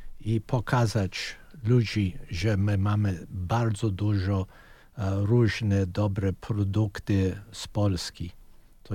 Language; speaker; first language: Polish; early bilingual, heritage; Polish